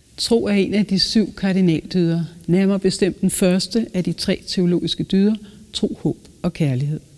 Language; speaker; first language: Danish; native; Danish